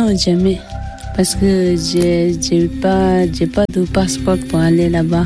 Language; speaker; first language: French; non-native, learner; Tibetan